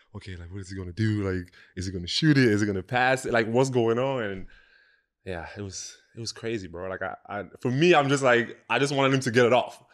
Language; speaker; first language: English; non-native, local second language; French